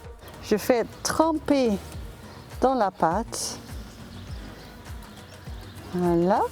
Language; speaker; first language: French; non-native, fluent; Dutch